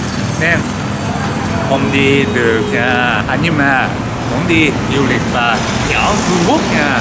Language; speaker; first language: Vietnamese; non-native, learner; Japanese